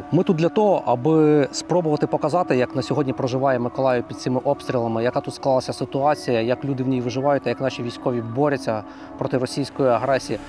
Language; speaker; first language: Ukrainian; native; Ukrainian